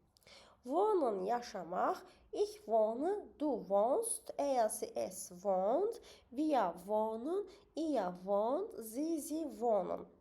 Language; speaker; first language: German; non-native, fluent; Azerbaijani